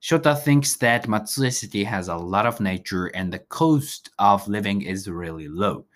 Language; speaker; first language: English; non-native, fluent; Japanese